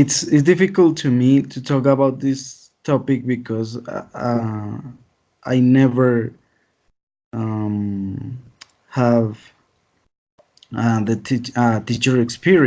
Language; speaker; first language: English; non-native, learner; Spanish